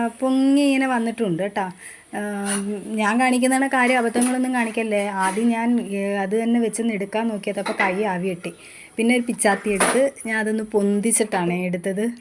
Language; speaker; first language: Malayalam; native; Malayalam